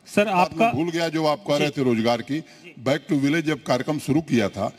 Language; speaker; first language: Hindi; native; Hindi